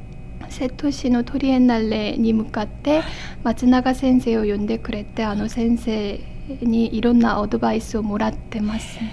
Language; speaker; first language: Japanese; non-native, fluent; Korean